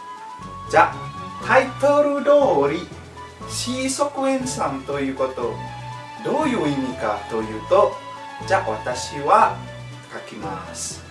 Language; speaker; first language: Japanese; non-native, learner; Indonesian